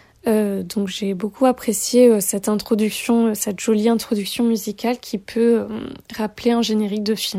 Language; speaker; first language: French; native; French